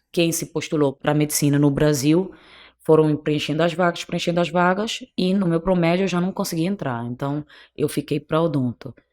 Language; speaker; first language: Portuguese; non-native, local second language; Kabuverdianu